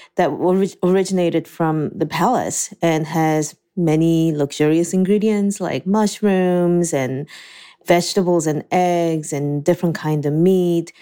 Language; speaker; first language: English; non-native, fluent; Korean